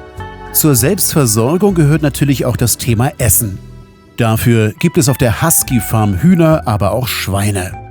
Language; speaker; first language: German; native; German